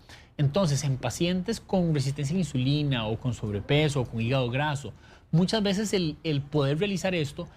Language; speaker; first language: Spanish; native; Spanish